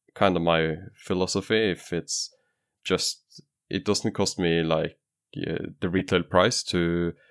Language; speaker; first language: English; non-native, fluent; Norwegian